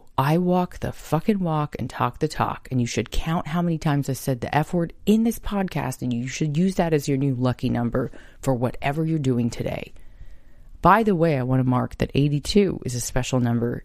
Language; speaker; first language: English; native; English